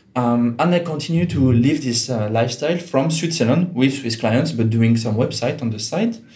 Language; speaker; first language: English; non-native, fluent; French